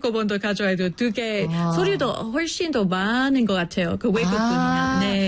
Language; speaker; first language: Korean; non-native, fluent; English